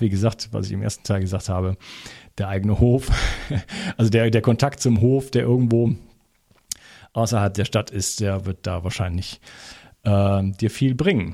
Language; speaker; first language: German; native; German